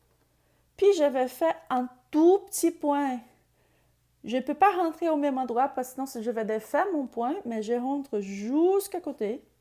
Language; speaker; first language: French; non-native, fluent; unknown